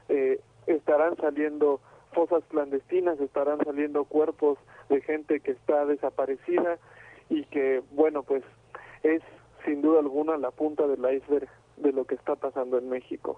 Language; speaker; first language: Spanish; native; Spanish